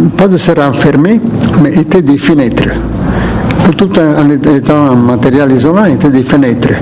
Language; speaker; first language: French; non-native, fluent; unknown